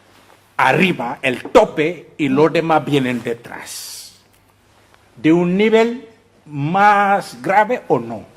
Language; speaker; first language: Spanish; non-native, fluent; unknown